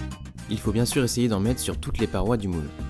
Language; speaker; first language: French; native; French